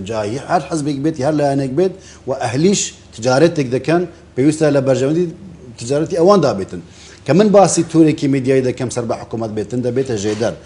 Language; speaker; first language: Central Kurdish; non-native, local second language; Kurdish